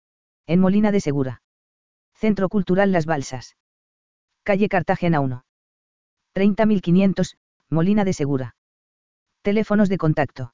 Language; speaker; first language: Spanish; native; Spanish